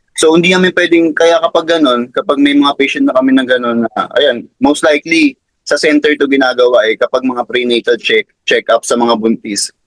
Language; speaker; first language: Filipino; native; Filipino